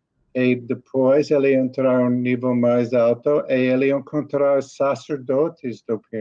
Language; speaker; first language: Portuguese; non-native, learner; English